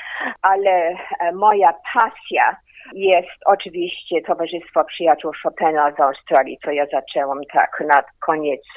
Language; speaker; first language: Polish; early bilingual, heritage; Polish